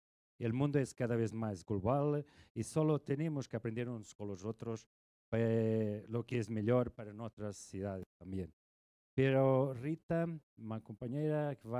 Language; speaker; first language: Spanish; non-native, learner; Portuguese